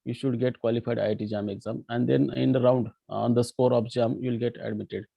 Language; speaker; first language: English; non-native, local second language; Marathi